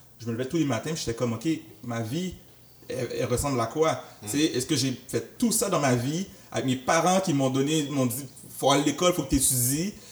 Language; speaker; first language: French; native; French